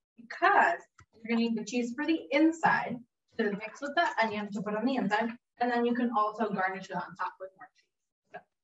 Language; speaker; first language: English; early bilingual, heritage; Spanish